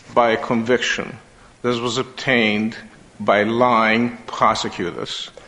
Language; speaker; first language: English; early bilingual, other home language; Romanian